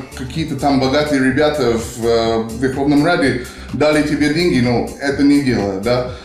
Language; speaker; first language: Ukrainian; non-native, learner; English